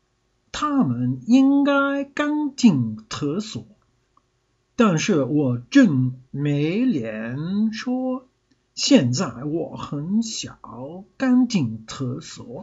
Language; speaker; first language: Chinese; non-native, learner; English